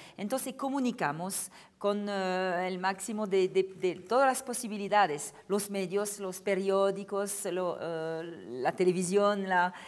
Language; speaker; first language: Spanish; non-native, fluent; French